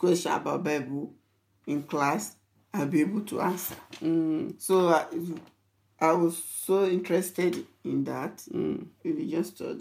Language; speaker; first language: English; non-native, local second language; Yoruba